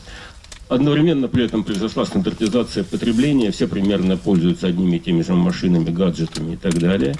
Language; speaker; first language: Russian; native; Russian